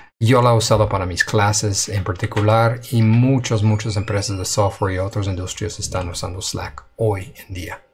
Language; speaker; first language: Spanish; non-native, fluent; English